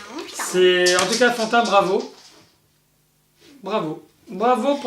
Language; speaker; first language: French; native; French